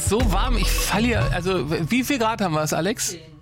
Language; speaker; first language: German; native; German